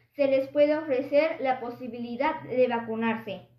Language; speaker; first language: Spanish; native; Spanish